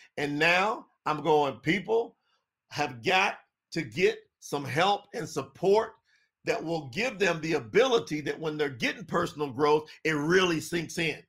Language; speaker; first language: English; native; English